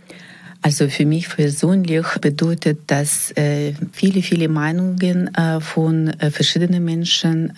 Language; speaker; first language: German; non-native, fluent; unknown